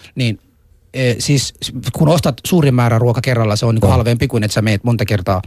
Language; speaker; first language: Finnish; non-native, fluent; Arabic